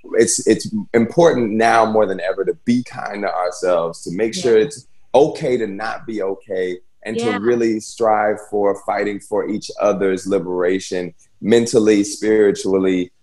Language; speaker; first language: English; native; English